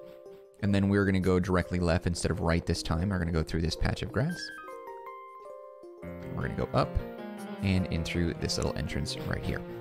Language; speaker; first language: English; native; English